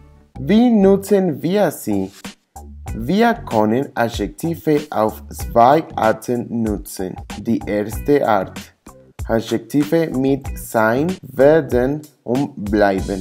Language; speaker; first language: German; non-native, learner; English